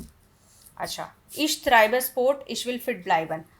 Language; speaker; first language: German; non-native, fluent; Hindi